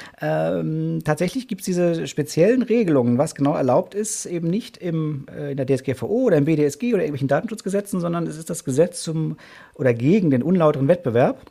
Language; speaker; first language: German; native; German